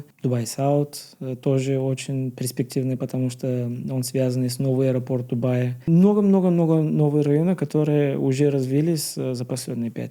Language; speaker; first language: Russian; non-native, learner; Bulgarian